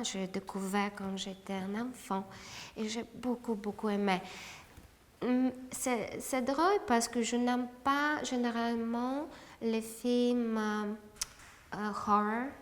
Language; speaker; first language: French; non-native, fluent; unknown